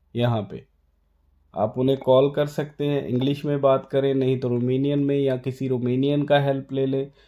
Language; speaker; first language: Hindi; non-native, local second language; Punjabi